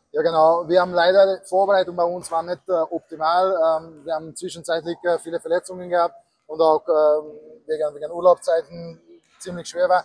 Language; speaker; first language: German; non-native, fluent; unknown